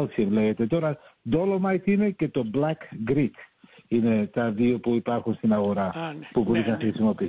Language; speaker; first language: Greek; early bilingual, heritage; Greek